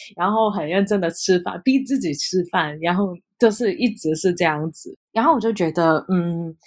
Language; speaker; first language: Chinese; non-native, local second language; Cantonese